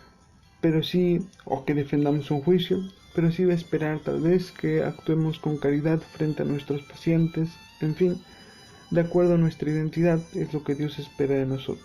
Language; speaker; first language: Spanish; native; Spanish